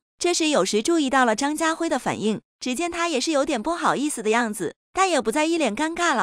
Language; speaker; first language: Chinese; native; Chinese